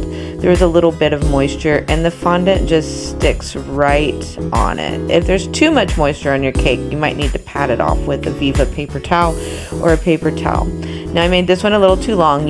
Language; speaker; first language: English; native; English